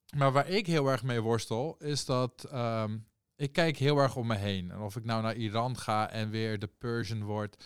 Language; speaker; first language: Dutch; early bilingual, other home language; Persian